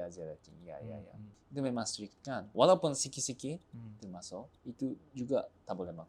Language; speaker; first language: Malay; non-native, fluent; Japanese